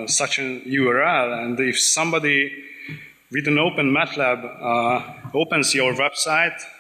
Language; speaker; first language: English; non-native, fluent; Hungarian